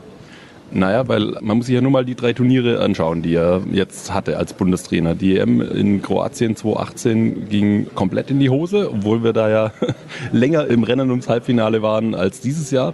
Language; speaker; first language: German; native; German